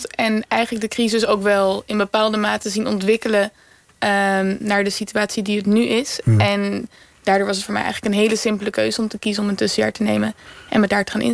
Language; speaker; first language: Dutch; native; Dutch